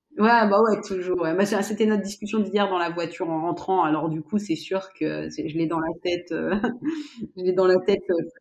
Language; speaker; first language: French; native; French